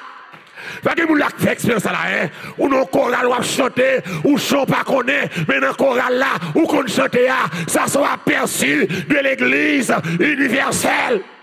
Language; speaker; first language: French; non-native, learner; Haitian Creole